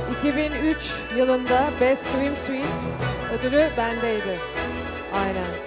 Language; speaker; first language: Turkish; native; Turkish